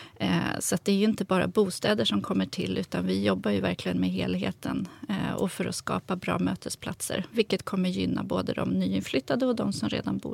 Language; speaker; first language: Swedish; native; Swedish